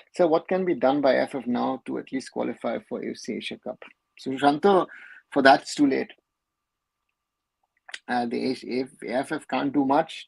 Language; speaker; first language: English; non-native, local second language; Bangla